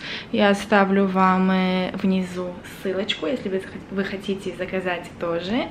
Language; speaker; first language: Russian; early bilingual, other home language; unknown